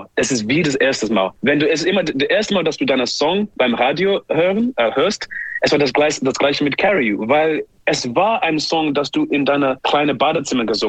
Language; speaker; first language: German; non-native, learner; English